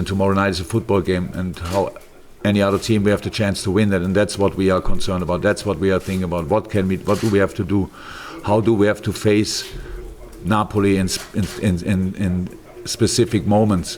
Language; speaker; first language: English; non-native, fluent; German